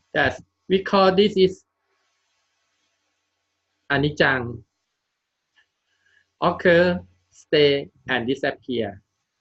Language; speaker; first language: English; non-native, learner; Thai